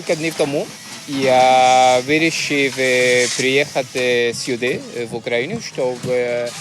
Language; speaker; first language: Ukrainian; non-native, learner; Spanish